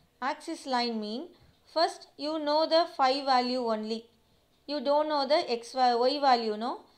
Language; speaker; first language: English; non-native, local second language; Tamil